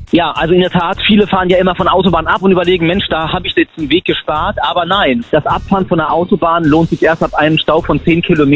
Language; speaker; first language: German; native; German